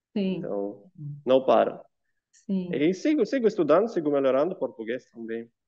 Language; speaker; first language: Portuguese; non-native, fluent; Russian